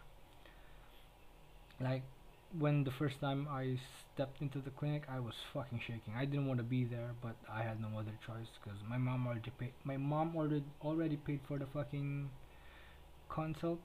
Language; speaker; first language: English; non-native, local second language; Filipino